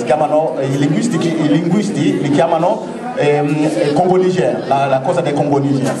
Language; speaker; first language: Italian; non-native, fluent; Baoulé